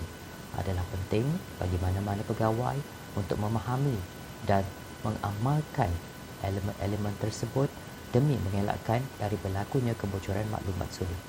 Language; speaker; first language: Malay; native; Malay